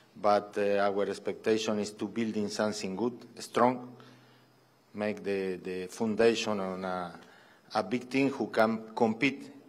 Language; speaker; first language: English; non-native, fluent; Spanish